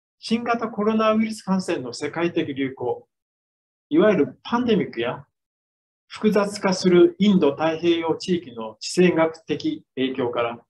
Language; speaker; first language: Japanese; native; Japanese